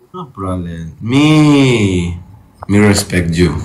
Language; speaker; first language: English; non-native, learner; Spanish